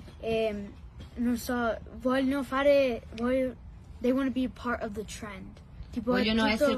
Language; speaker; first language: Italian; early bilingual, heritage; Italian